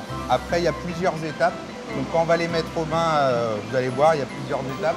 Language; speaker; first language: French; native; French